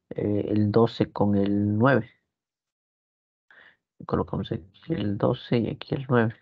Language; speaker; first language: Spanish; native; Spanish